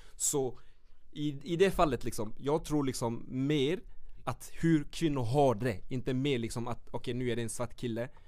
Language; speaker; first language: Swedish; early bilingual, other home language; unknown